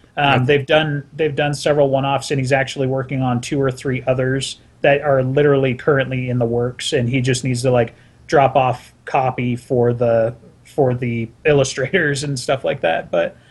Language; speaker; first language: English; native; English